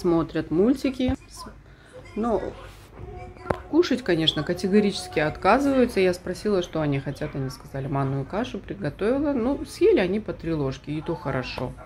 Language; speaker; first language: Russian; native; Russian